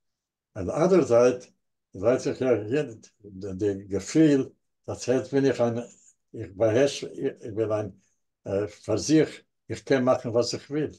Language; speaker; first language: German; non-native, learner; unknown